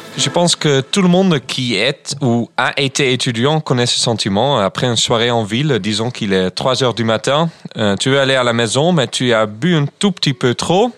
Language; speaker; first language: French; non-native, fluent; Dutch